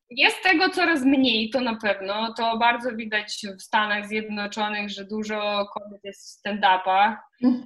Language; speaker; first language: Polish; non-native, fluent; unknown